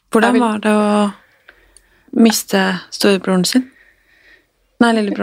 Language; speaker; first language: Norwegian; native; Norwegian